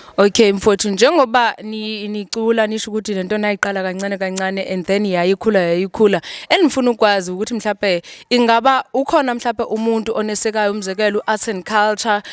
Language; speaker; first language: Zulu; non-native, local second language; Xhosa